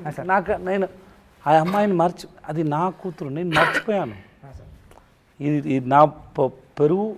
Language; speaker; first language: Telugu; non-native, learner; Tamil